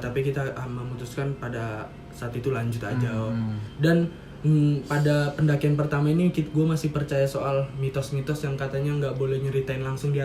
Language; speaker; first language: Indonesian; native; Indonesian